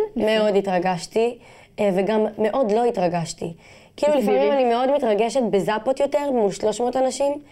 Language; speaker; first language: Hebrew; non-native, local second language; Arabic